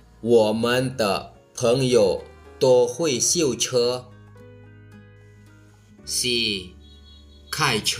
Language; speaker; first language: Chinese; non-native, fluent; Lao